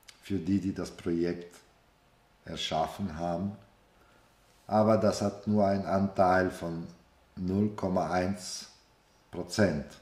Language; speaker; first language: German; non-native, fluent; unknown